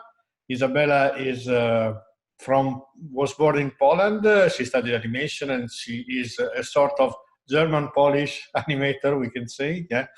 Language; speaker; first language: English; non-native, fluent; Italian